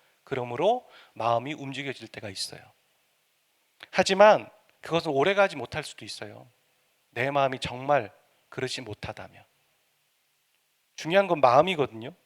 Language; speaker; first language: Korean; native; Korean